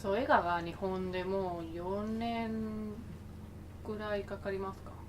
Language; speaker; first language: Japanese; non-native, fluent; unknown